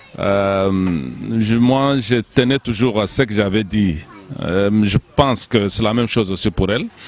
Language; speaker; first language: French; non-native, local second language; Lingala